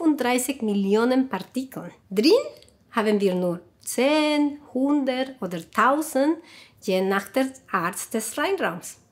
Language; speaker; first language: German; non-native, fluent; Spanish